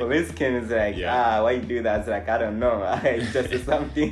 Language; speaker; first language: English; early bilingual, other home language; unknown